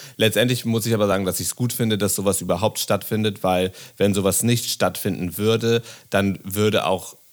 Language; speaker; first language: German; native; German